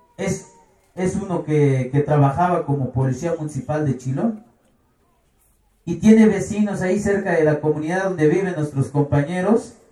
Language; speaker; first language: Spanish; non-native, local second language; Tzeltal